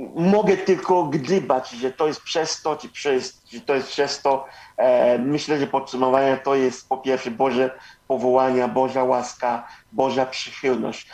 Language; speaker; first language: Polish; non-native, fluent; Igbo